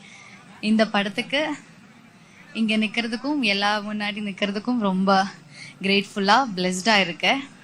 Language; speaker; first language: Tamil; non-native, learner; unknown